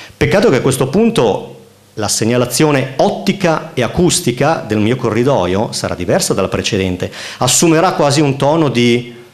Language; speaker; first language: Italian; native; Italian